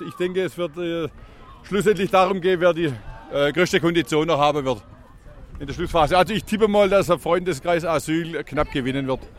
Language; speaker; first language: German; native; German